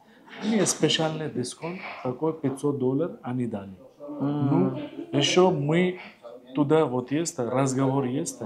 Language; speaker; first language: Russian; non-native, learner; Hindi